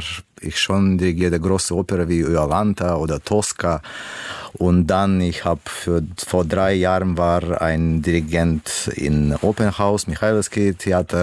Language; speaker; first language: German; non-native, learner; Russian